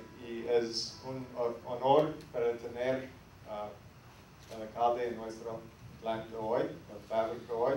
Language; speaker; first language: Spanish; non-native, learner; English